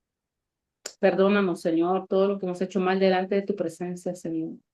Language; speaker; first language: Spanish; native; Spanish